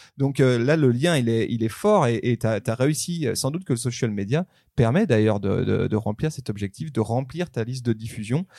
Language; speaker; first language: French; native; French